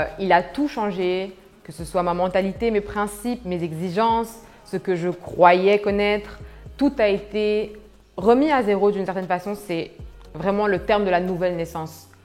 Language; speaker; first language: French; early bilingual, other home language; Arabic